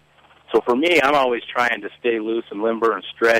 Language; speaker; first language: English; native; English